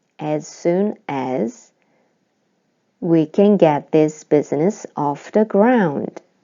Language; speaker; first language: English; non-native, fluent; Korean